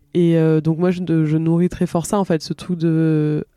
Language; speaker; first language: French; native; French